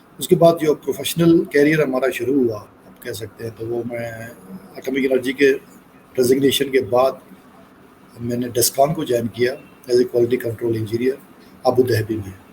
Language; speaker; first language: Urdu; non-native, local second language; Punjabi